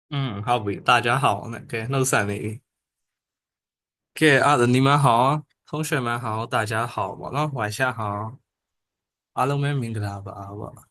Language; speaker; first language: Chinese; non-native, fluent; Burmese